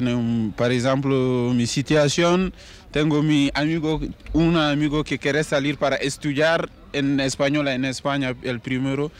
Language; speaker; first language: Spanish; non-native, learner; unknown